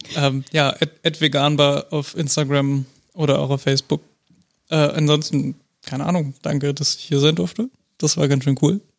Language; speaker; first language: German; native; German